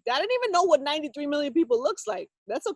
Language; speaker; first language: English; native; English